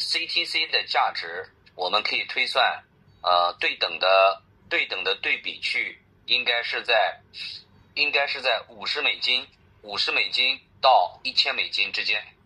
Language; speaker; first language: Chinese; native; Chinese